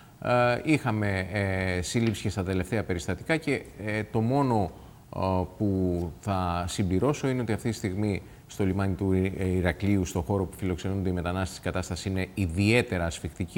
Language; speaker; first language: Greek; native; Greek